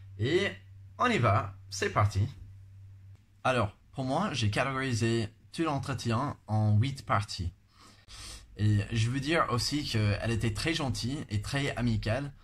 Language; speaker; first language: French; non-native, fluent; English